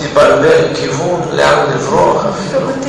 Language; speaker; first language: Hebrew; non-native, fluent; Russian